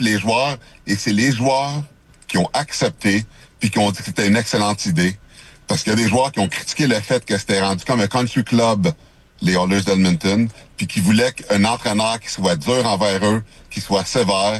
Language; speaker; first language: French; native; French